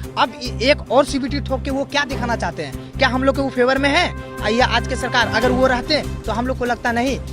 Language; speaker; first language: Hindi; native; Hindi